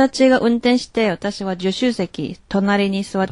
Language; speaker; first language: Japanese; non-native, fluent; Chinese